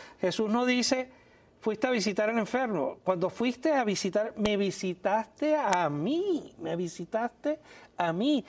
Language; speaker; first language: Spanish; native; Spanish